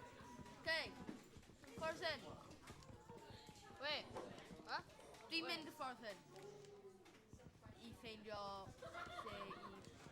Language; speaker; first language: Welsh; non-native, local second language; English